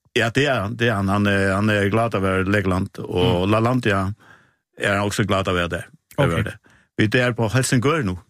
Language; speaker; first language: Danish; non-native, local second language; Faroese